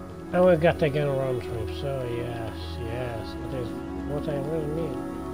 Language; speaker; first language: English; non-native, fluent; Italian